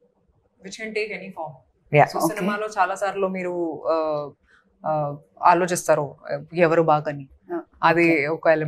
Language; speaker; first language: Telugu; non-native, fluent; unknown